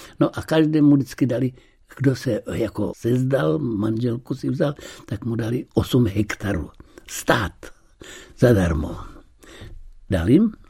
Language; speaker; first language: Czech; early bilingual, heritage; Czech